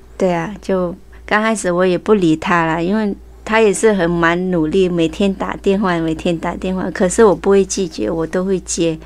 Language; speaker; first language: Chinese; early bilingual, heritage; Chinese